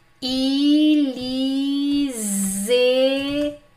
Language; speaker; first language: French; non-native, fluent; Portuguese